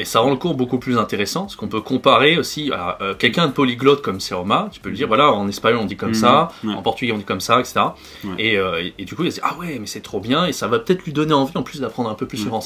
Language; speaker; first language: French; native; French